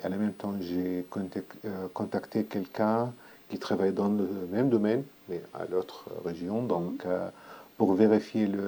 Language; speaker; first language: French; non-native, learner; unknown